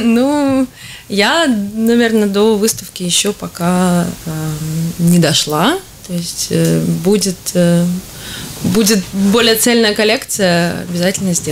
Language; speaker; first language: Russian; native; Russian